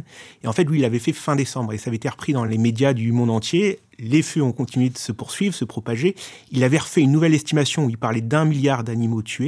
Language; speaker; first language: French; native; French